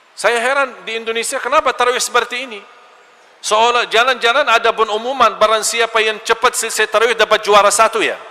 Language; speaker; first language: Malay; non-native, fluent; Arabic